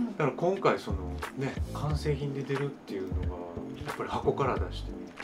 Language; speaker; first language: Japanese; native; Japanese